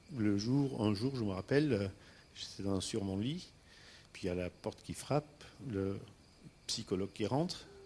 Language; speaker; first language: French; non-native, fluent; Armenian